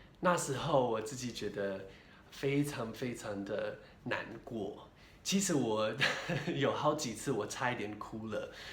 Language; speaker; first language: Chinese; non-native, fluent; English